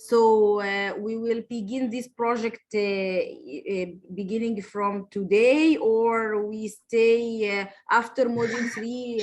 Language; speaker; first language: English; non-native, learner; Arabic